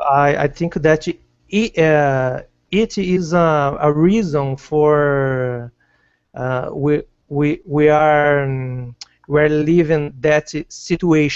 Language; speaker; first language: English; non-native, learner; Portuguese